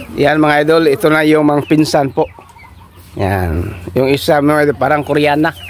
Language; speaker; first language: Filipino; non-native, local second language; Cebuano